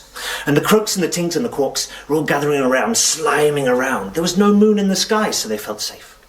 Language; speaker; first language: English; native; English